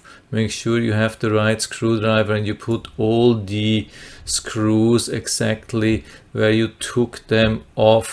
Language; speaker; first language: English; non-native, fluent; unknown